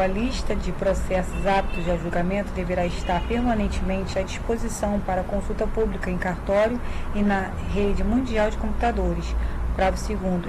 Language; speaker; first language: Portuguese; native; Portuguese